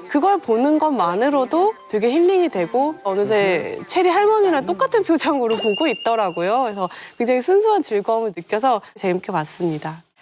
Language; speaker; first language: Korean; native; Korean